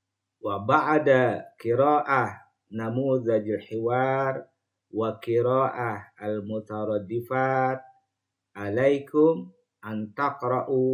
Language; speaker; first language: Arabic; non-native, fluent; Indonesian